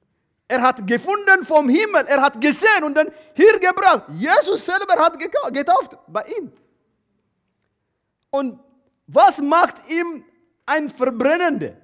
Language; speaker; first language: German; non-native, learner; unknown